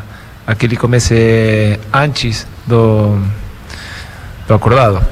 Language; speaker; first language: Portuguese; non-native, fluent; Spanish